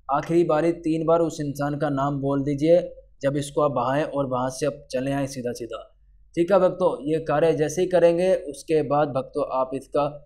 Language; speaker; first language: Hindi; native; Hindi